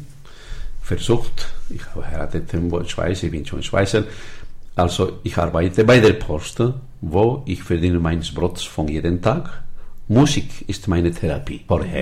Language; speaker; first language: German; non-native, learner; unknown